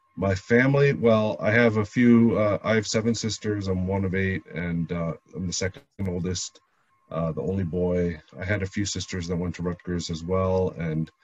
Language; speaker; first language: English; native; English